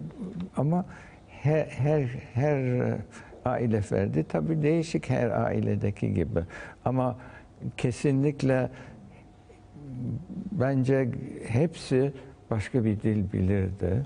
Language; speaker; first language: Turkish; early bilingual, heritage; Turkish